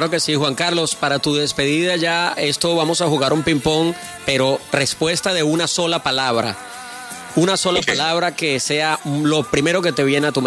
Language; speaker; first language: Spanish; native; Spanish